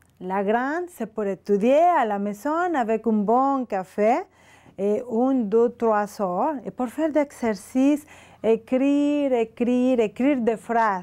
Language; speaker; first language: French; non-native, learner; Spanish